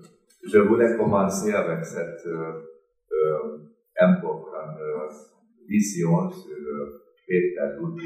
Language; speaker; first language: French; non-native, fluent; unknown